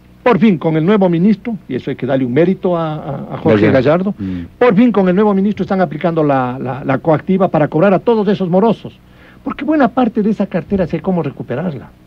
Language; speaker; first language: Spanish; native; Spanish